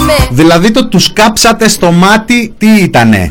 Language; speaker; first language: Greek; native; Greek